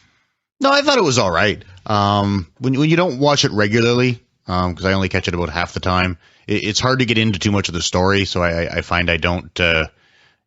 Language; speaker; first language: English; native; English